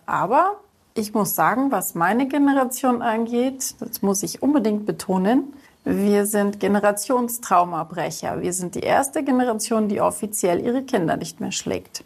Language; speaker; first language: German; early bilingual, other home language; Greek